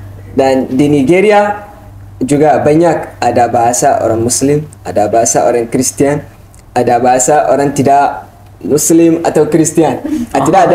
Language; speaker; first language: Indonesian; non-native, learner; Hausa